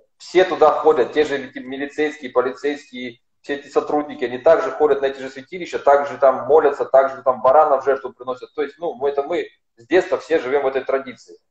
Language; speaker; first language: Russian; non-native, local second language; Ossetic